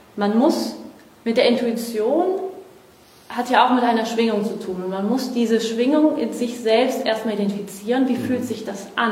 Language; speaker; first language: German; non-native, fluent; Portuguese